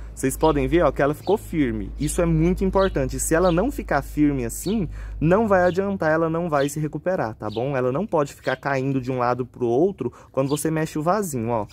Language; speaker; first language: Portuguese; native; Portuguese